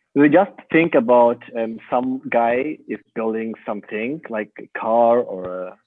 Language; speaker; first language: English; non-native, fluent; German